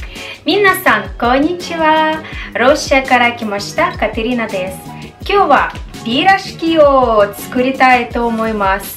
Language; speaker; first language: Japanese; non-native, learner; Russian